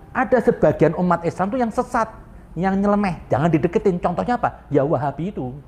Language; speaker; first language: Indonesian; native; Indonesian